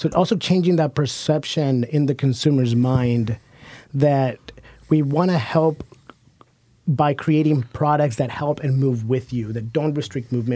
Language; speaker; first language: English; native; English